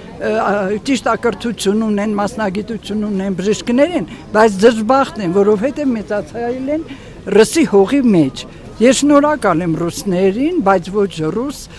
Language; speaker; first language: Armenian; native; Armenian